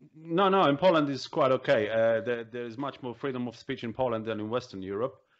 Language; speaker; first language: English; non-native, fluent; Polish